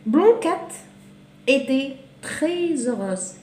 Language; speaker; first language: French; non-native, local second language; Arabic